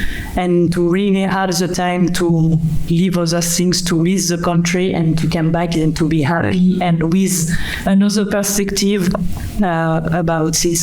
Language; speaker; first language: English; non-native, fluent; French